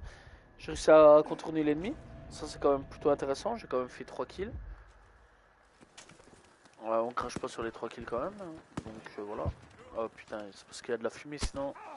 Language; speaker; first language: French; native; French